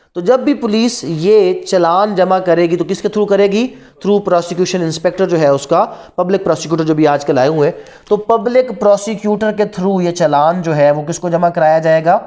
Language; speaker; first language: Urdu; non-native, local second language; Punjabi